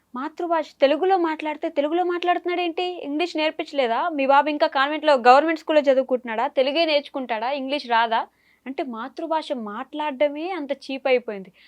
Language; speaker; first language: Telugu; native; Telugu